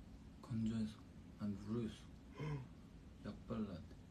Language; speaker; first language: Korean; non-native, fluent; Chinese